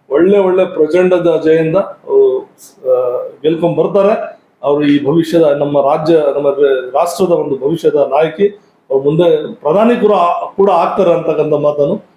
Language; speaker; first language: Kannada; non-native, local second language; Urdu